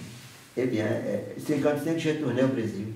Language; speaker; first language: French; non-native, fluent; Portuguese